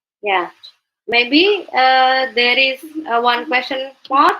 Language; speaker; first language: English; non-native, learner; Indonesian